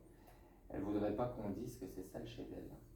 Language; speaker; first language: French; native; French